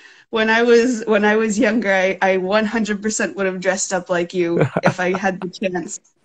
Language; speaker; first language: English; native; English